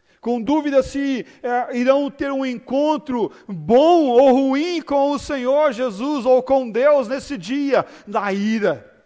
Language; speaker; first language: Portuguese; native; Portuguese